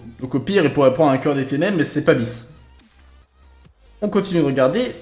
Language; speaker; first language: French; native; French